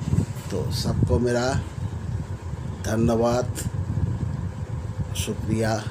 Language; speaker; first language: Hindi; non-native, local second language; Bangla